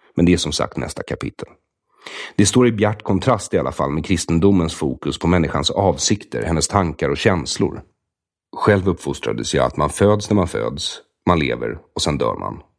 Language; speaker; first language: Swedish; native; Swedish